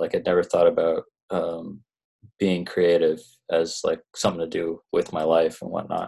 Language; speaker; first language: English; native; English